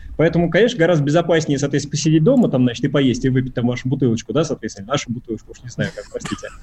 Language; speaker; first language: Russian; native; Russian